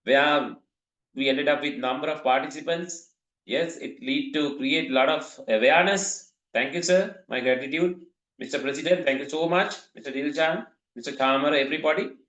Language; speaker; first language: English; non-native, local second language; Sinhala